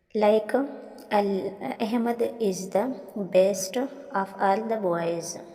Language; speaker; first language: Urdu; non-native, local second language; Pashto